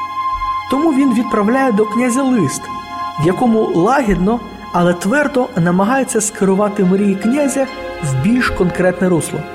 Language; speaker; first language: Ukrainian; native; Ukrainian